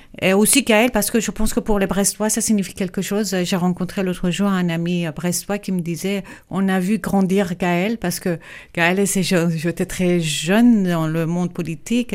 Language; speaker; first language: French; non-native, fluent; Persian